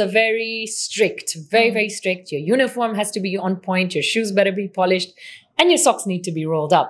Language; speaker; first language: English; non-native, local second language; Swahili